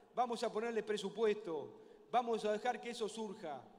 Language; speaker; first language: Spanish; native; Spanish